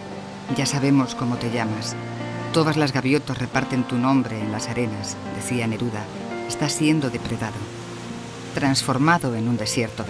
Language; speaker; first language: Spanish; native; Spanish